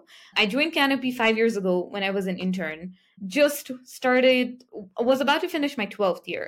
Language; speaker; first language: English; non-native, local second language; Nepali